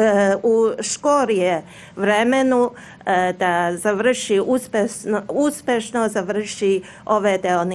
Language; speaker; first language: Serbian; non-native, learner; Chinese